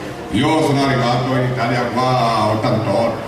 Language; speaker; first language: Italian; non-native, learner; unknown